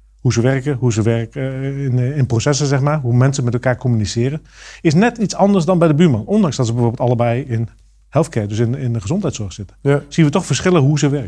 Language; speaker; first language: Dutch; native; Dutch